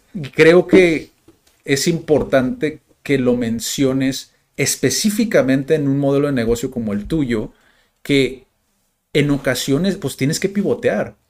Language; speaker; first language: Spanish; native; Spanish